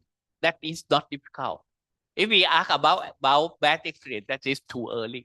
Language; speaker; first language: English; non-native, learner; Thai